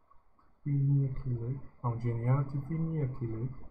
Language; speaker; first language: French; non-native, learner; English